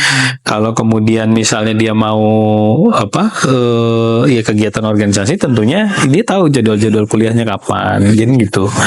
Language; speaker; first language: Indonesian; native; Indonesian